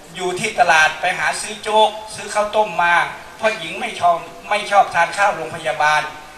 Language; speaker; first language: Thai; native; Thai